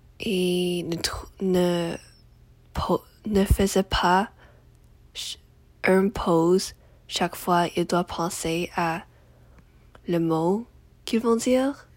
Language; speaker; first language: French; non-native, learner; English